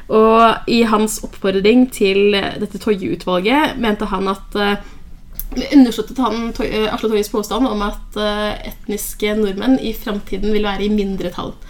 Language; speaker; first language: Norwegian; early bilingual, other home language; Somali